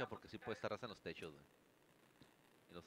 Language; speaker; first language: Spanish; native; Spanish